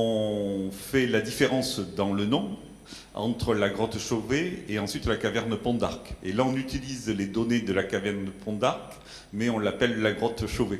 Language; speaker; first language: French; native; French